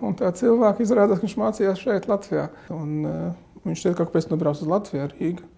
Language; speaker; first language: Latvian; non-native, fluent; Arabic